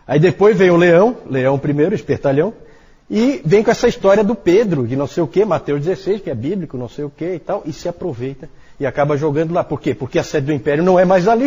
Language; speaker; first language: Portuguese; native; Portuguese